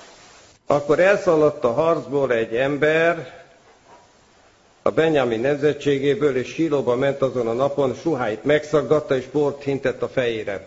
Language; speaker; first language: Hungarian; native; Hungarian